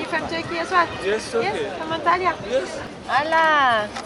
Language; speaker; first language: English; non-native, learner; Spanish